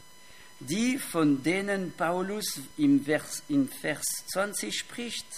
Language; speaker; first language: German; non-native, fluent; French